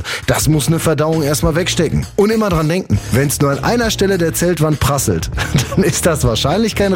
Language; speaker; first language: German; native; German